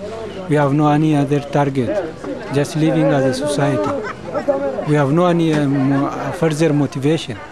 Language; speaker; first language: English; non-native, learner; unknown